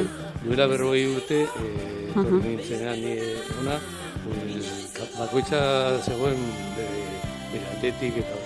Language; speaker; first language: Basque; non-native, local second language; Spanish